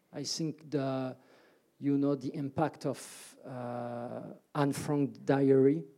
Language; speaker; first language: English; early bilingual, other home language; French